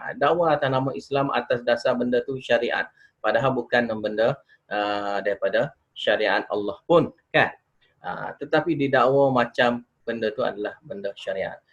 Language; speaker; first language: Malay; native; Malay